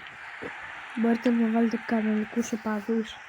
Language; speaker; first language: Greek; native; Greek